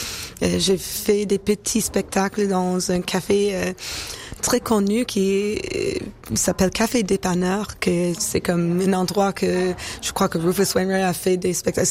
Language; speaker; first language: French; non-native, local second language; English